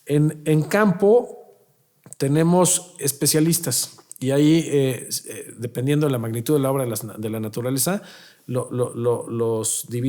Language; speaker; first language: Spanish; native; Spanish